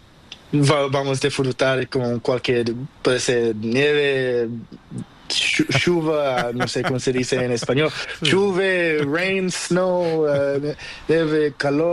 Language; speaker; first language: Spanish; non-native, learner; Portuguese